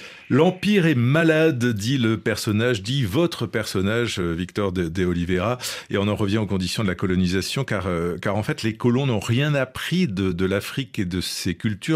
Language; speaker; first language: French; native; French